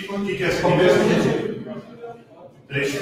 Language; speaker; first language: Portuguese; native; Portuguese